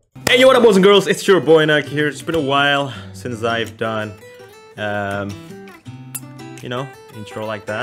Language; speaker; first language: English; non-native, fluent; Indonesian